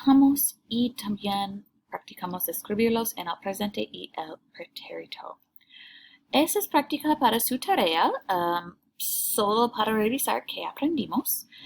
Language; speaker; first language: Spanish; non-native, learner; English